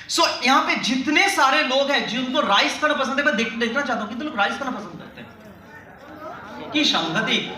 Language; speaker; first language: Hindi; non-native, local second language; Bangla